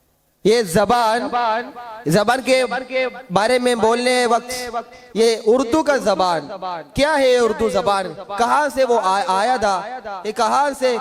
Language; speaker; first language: Hindi; non-native, local second language; Malayalam